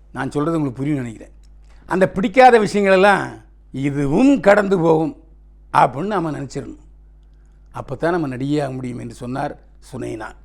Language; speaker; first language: Tamil; native; Tamil